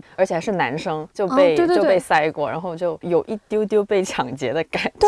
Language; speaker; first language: Chinese; native; Chinese